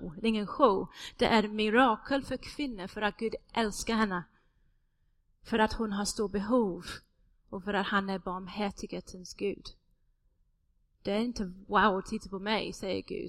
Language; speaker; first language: Swedish; non-native, fluent; English